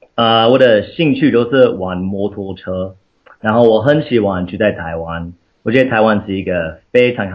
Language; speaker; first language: Chinese; non-native, fluent; English